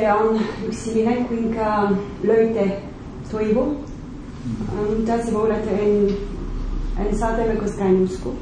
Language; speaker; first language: Finnish; non-native, learner; French